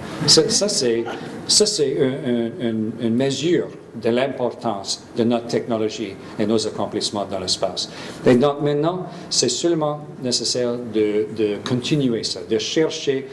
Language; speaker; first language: French; non-native, fluent; English